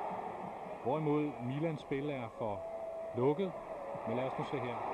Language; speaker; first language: Danish; native; Danish